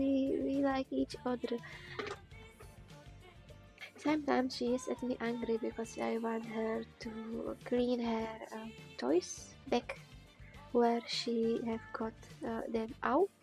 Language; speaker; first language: English; non-native, learner; Czech